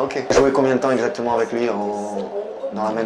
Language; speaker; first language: French; native; French